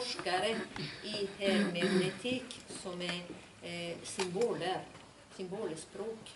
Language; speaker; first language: Swedish; non-native, fluent; Spanish